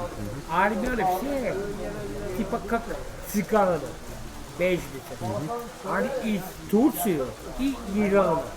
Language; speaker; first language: Russian; non-native, learner; Azerbaijani